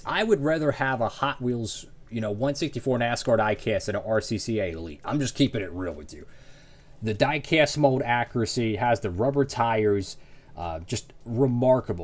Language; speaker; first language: English; native; English